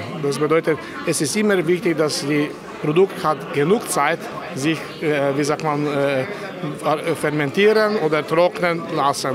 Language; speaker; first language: German; non-native, fluent; Slovenian